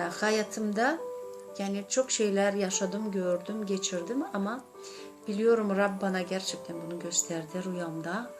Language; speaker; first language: Turkish; non-native, learner; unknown